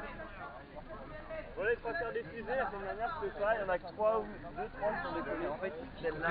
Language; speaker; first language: French; native; French